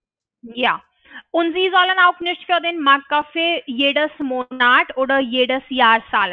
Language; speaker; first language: German; non-native, learner; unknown